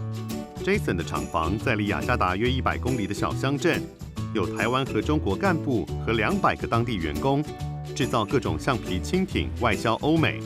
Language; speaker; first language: Chinese; native; Chinese